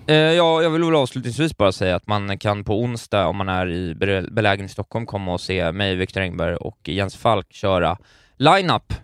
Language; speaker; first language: Swedish; native; Swedish